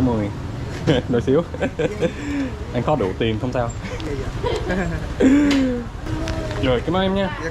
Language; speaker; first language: Vietnamese; non-native, learner; English